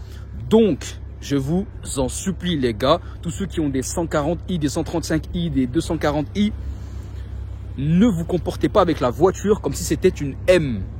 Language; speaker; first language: French; native; French